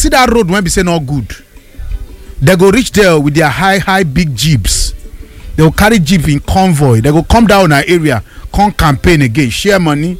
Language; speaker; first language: Nigerian Pidgin; non-native, local second language; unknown